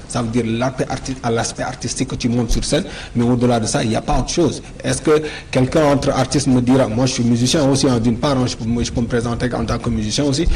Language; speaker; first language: French; non-native, local second language; Wolof